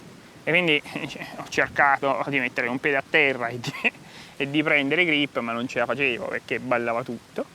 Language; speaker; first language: Italian; native; Italian